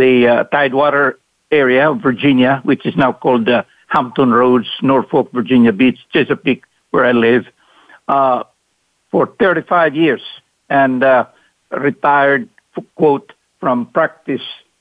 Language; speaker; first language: English; non-native, local second language; Cebuano